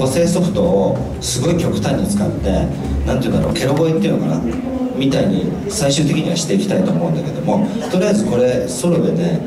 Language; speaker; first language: Japanese; native; Japanese